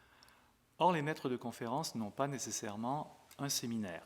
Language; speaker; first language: French; native; French